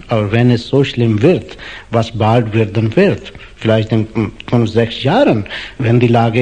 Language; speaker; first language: German; non-native, fluent; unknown